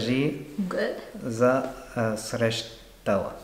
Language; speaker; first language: Bulgarian; non-native, learner; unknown